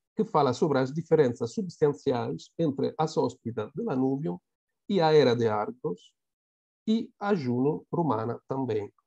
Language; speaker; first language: Portuguese; non-native, fluent; Italian